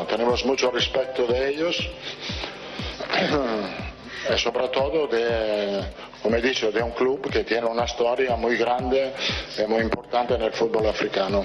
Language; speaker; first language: Spanish; non-native, fluent; Italian